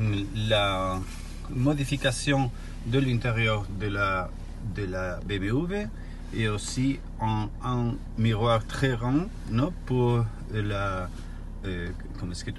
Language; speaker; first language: French; non-native, learner; Spanish